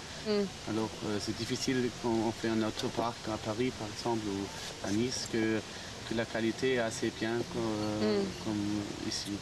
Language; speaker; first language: French; non-native, fluent; German